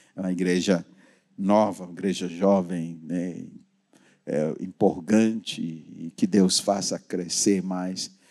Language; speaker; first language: Portuguese; non-native, fluent; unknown